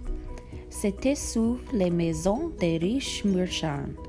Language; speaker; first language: French; non-native, learner; English